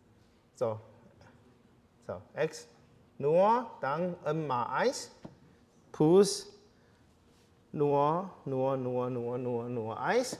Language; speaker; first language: German; non-native, learner; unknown